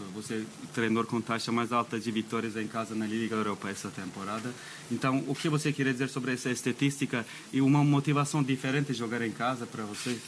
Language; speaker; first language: Portuguese; non-native, fluent; Turkish